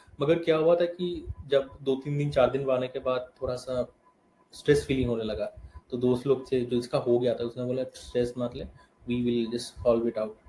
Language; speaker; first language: Hindi; non-native, local second language; Bangla